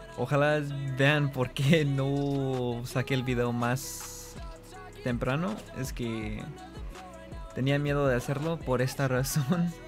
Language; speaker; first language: Spanish; early bilingual, heritage; Spanish